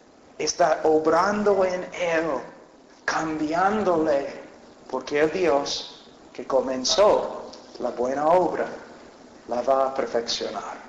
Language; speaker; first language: Spanish; non-native, fluent; English